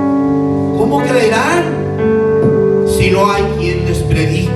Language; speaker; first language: Spanish; native; Spanish